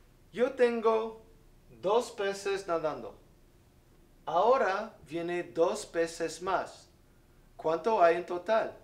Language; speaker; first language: Spanish; non-native, fluent; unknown